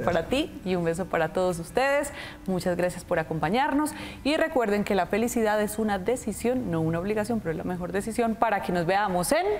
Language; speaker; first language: Spanish; native; Spanish